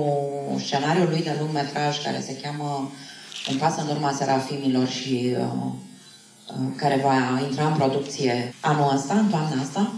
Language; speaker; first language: Romanian; native; Romanian